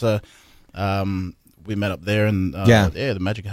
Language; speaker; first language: English; native; English